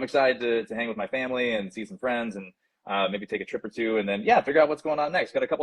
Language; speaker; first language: English; native; English